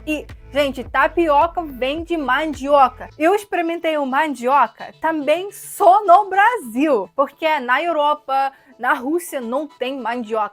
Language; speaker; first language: Portuguese; non-native, fluent; Russian